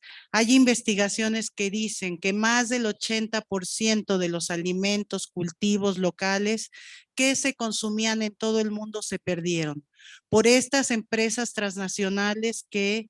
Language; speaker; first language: Spanish; native; Spanish